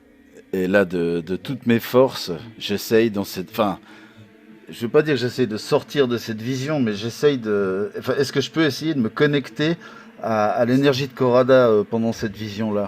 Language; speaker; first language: French; native; French